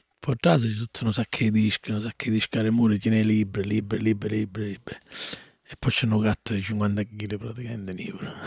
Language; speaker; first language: Italian; native; Italian